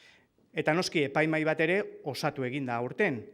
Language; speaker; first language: Basque; native; Basque